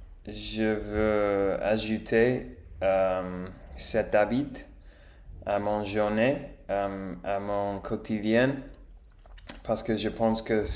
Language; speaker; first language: French; non-native, learner; English